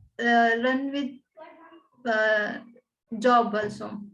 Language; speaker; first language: English; non-native, learner; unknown